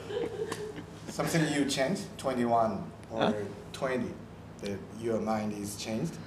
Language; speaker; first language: English; non-native, learner; Japanese